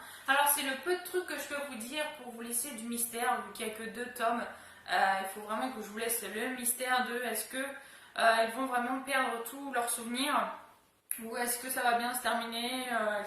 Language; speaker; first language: French; native; French